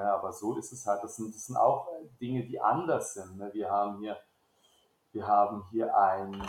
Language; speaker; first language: German; native; German